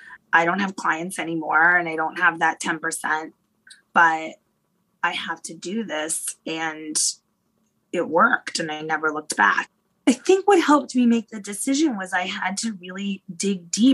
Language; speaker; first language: English; native; English